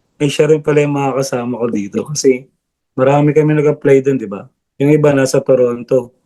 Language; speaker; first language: Filipino; non-native, local second language; Bikol